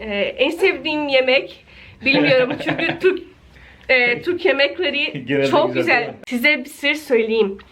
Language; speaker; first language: Turkish; non-native, fluent; Portuguese